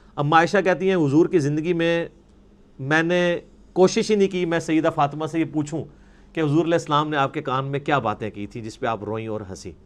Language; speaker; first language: Urdu; non-native, local second language; Punjabi